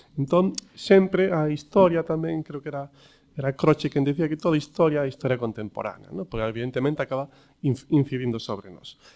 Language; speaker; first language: Galician; native; Galician